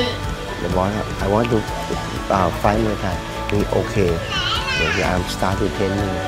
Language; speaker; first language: English; non-native, learner; Thai